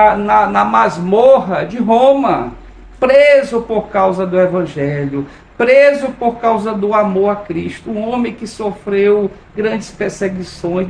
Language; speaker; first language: Portuguese; native; Portuguese